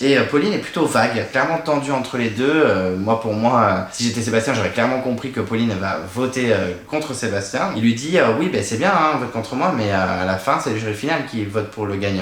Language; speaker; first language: French; native; French